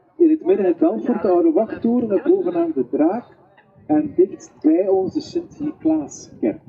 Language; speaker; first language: Dutch; native; Dutch